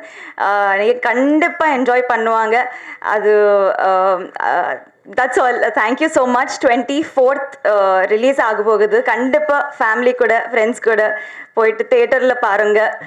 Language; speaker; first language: Tamil; non-native, learner; Telugu